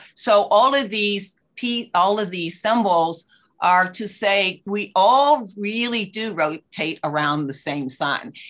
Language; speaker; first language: English; native; English